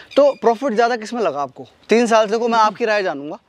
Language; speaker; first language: Hindi; native; Hindi